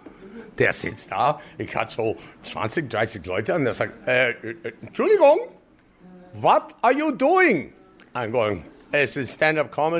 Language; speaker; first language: German; non-native, fluent; English